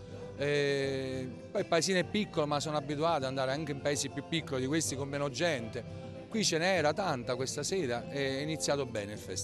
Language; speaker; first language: Italian; native; Italian